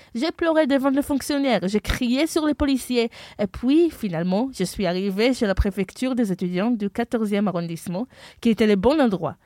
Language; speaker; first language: French; non-native, fluent; Hebrew